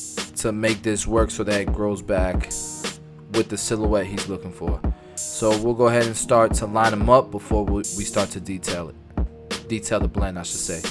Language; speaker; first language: English; native; English